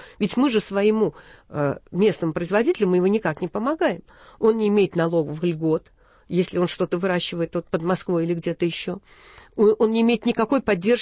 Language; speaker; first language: Russian; native; Russian